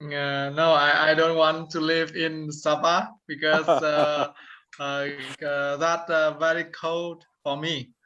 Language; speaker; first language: English; non-native, learner; Vietnamese